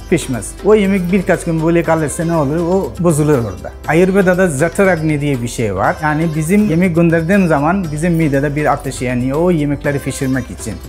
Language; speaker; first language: Turkish; non-native, fluent; Bangla